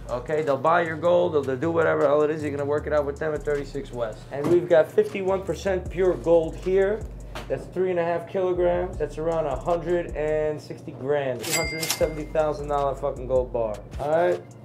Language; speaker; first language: English; early bilingual, other home language; Russian